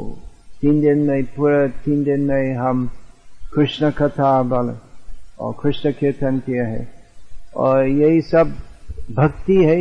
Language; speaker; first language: Hindi; non-native, fluent; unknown